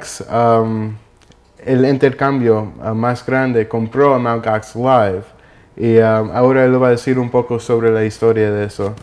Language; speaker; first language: Spanish; early bilingual, heritage; Spanish